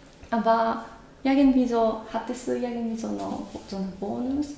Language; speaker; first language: German; non-native, learner; Japanese